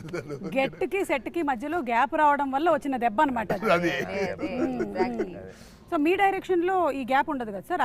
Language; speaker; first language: Telugu; native; Telugu